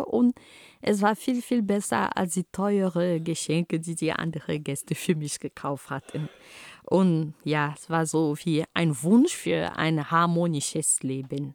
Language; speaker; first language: German; non-native, fluent; Ghomala